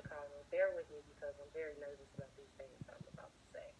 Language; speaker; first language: English; native; English